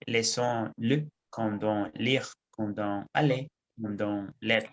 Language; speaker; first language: French; non-native, learner; Spanish